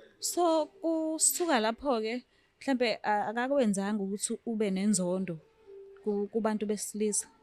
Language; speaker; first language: Zulu; native; Zulu